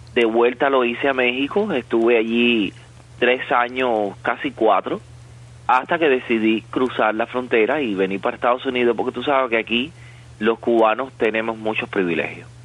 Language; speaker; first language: Spanish; native; Spanish